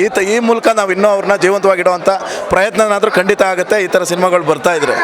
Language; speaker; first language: Kannada; native; Kannada